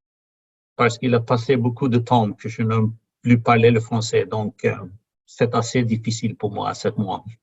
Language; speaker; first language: French; non-native, learner; English